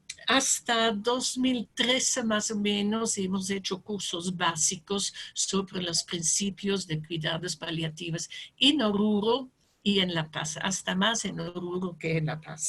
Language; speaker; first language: Spanish; non-native, fluent; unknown